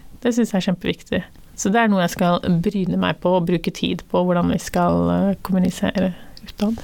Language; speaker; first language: Norwegian; early bilingual, other home language; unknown